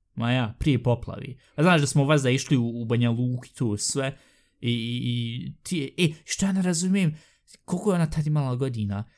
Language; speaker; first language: Bosnian; early bilingual, heritage; Bosnian